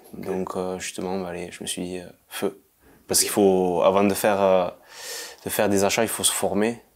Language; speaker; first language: French; native; French